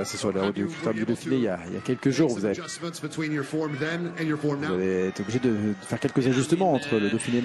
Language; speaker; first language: French; native; French